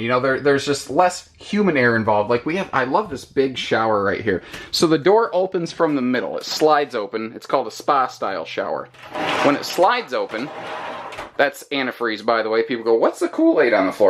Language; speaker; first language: English; native; English